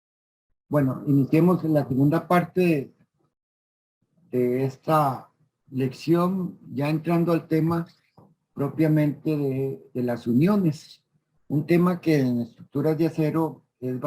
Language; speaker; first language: Spanish; native; Spanish